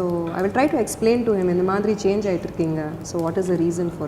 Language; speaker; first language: Tamil; non-native, local second language; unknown